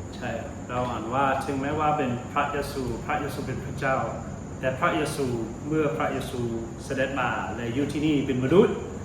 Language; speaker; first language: Thai; non-native, fluent; English